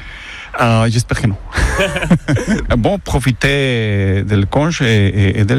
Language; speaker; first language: French; non-native, fluent; Spanish